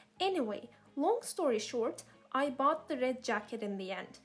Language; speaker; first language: English; non-native, fluent; Turkish